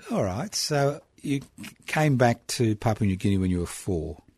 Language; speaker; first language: English; non-native, local second language; Italian